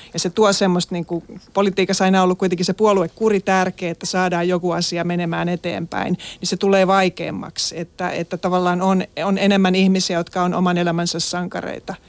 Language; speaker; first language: Finnish; native; Finnish